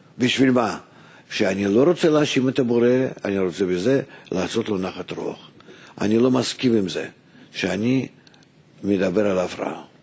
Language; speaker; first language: Hebrew; non-native, fluent; Russian